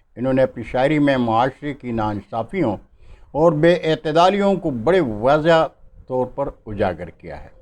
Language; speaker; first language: Urdu; non-native, local second language; Pashto